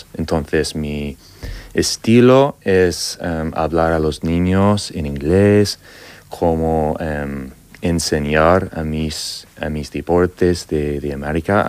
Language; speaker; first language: Spanish; non-native, fluent; English